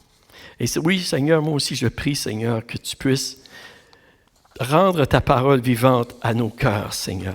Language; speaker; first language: French; native; French